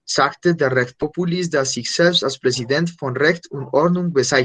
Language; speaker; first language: German; non-native, fluent; Spanish